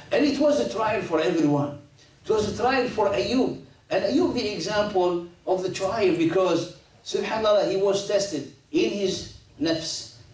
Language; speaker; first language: English; non-native, fluent; Arabic